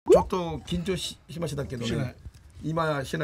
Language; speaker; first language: Korean; native; Korean